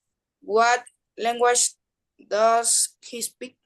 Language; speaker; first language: English; non-native, learner; Spanish